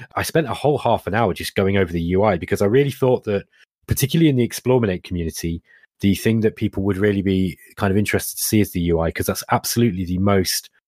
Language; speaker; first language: English; native; English